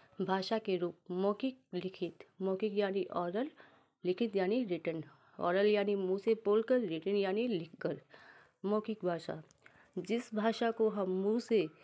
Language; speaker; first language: Hindi; native; Hindi